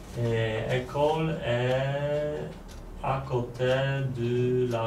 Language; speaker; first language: French; non-native, learner; Polish